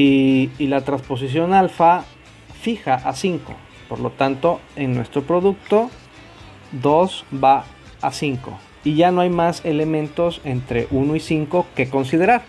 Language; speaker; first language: Spanish; native; Spanish